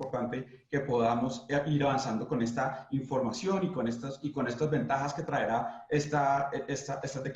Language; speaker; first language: Spanish; native; Spanish